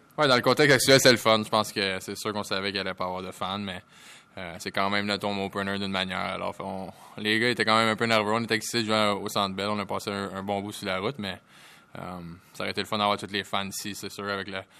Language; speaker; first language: French; native; French